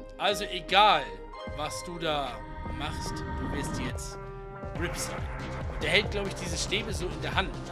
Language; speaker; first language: German; native; German